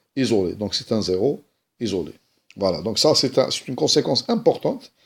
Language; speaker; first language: French; non-native, local second language; Arabic